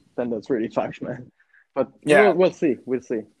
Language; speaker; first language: English; non-native, fluent; Italian